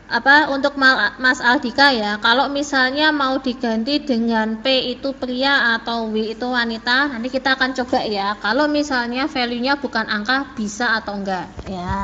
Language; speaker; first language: Indonesian; native; Indonesian